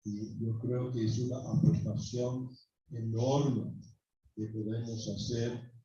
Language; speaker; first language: Spanish; non-native, fluent; English